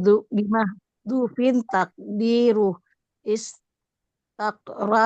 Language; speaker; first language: Arabic; non-native, learner; Indonesian